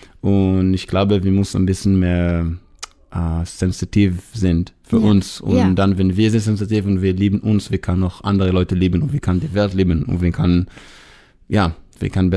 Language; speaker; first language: German; non-native, learner; Hebrew